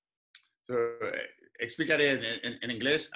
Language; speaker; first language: Spanish; non-native, fluent; English